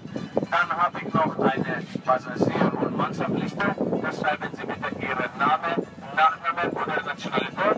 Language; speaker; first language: German; non-native, learner; Greek